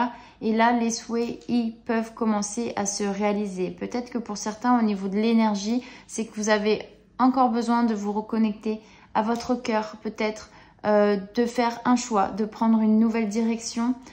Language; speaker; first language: French; native; French